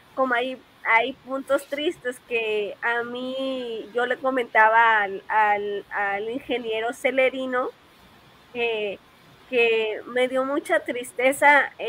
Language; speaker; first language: Spanish; native; Spanish